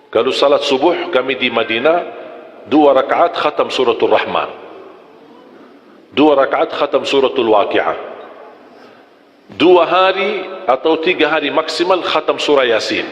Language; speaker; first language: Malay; non-native, fluent; Arabic